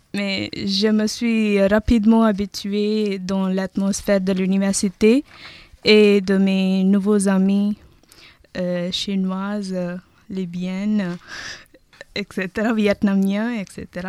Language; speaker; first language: French; non-native, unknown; Tamil